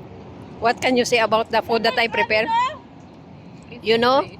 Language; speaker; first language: English; non-native, local second language; Filipino